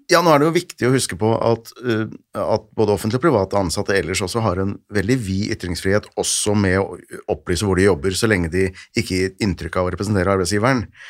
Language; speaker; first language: Norwegian; native; Norwegian